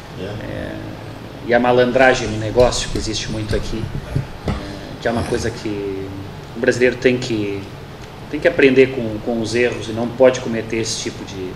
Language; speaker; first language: Portuguese; native; Portuguese